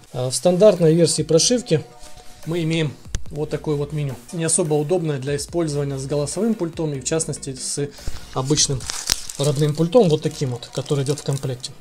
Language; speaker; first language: Russian; native; Russian